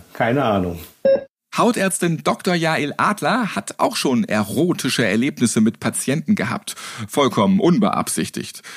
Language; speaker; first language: German; native; German